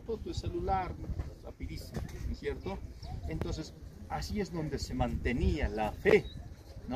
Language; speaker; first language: Spanish; native; Spanish